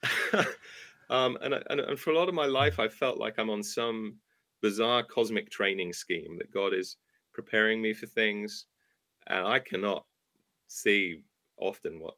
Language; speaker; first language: English; native; English